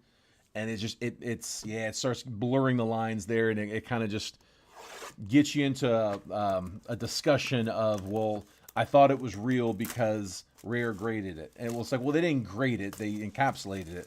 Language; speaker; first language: English; native; English